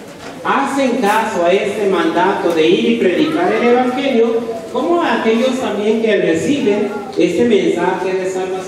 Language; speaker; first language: Spanish; native; Spanish